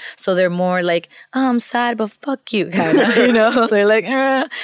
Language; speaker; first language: English; non-native, fluent; Spanish